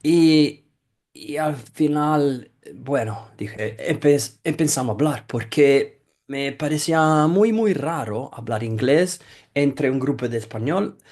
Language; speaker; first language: Spanish; non-native, fluent; Italian